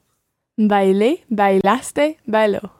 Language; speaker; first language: Spanish; non-native, learner; English